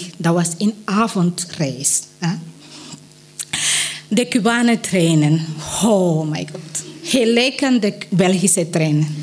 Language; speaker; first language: Dutch; non-native, learner; Spanish